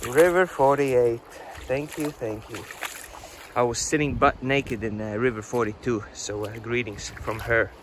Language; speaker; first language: English; non-native, fluent; Latvian